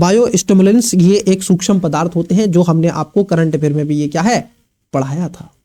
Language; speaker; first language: Hindi; native; Hindi